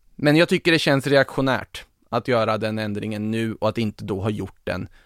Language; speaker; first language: Swedish; native; Swedish